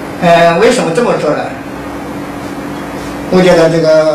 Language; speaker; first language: Chinese; native; Chinese